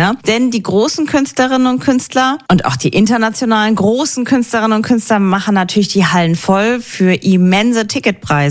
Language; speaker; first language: German; native; German